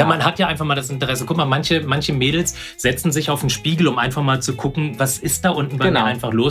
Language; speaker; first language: German; native; German